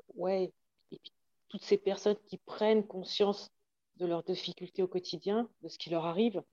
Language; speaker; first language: French; native; French